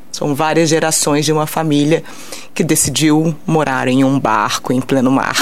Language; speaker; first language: Portuguese; early bilingual, heritage; Portuguese